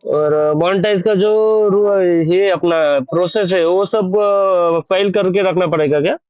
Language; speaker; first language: Hindi; non-native, local second language; Marathi